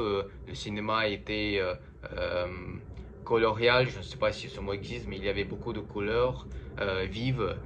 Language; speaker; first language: French; non-native, fluent; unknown